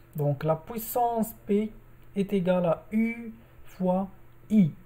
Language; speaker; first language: French; non-native, local second language; Arabic